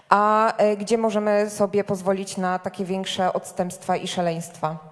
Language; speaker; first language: Polish; native; Polish